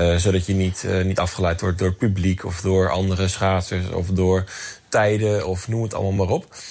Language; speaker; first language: Dutch; native; Dutch